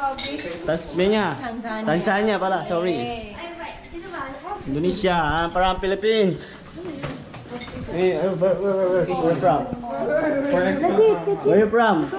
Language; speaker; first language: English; non-native, local second language; Filipino